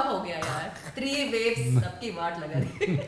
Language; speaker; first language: Hindi; non-native, local second language; Telugu